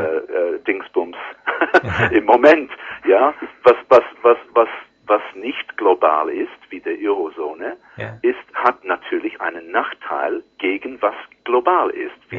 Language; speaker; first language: German; non-native, learner; English